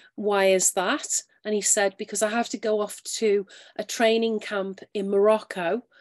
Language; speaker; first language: English; native; English